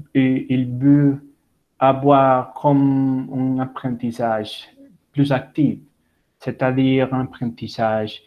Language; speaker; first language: French; non-native, learner; Spanish